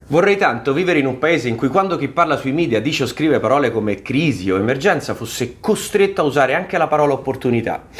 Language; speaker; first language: Italian; native; Italian